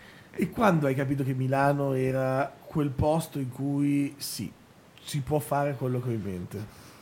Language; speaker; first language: Italian; native; Italian